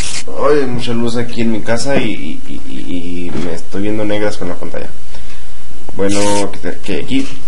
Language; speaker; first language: Spanish; native; Spanish